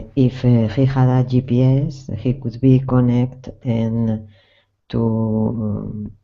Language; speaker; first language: English; non-native, learner; Spanish